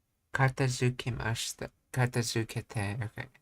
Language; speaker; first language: Japanese; non-native, learner; English